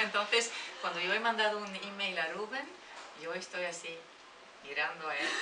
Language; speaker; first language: Spanish; non-native, fluent; Swedish